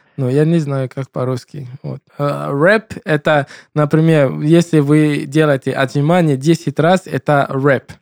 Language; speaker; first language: Russian; non-native, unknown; English